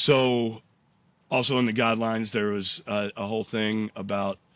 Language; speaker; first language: English; native; English